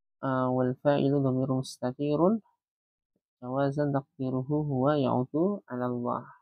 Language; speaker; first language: Arabic; non-native, learner; Indonesian